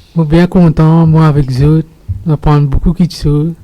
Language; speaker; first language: French; non-native, local second language; Morisyen